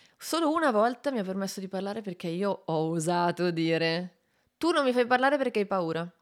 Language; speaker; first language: Italian; native; Italian